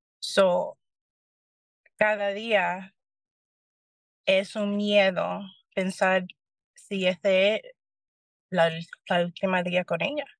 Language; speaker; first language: Spanish; early bilingual, heritage; Spanish